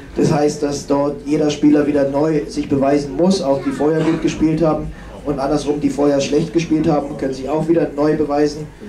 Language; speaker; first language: German; native; German